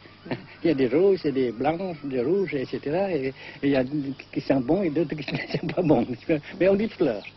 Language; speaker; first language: French; non-native, fluent; Vietnamese